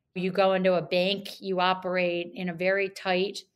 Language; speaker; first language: English; native; English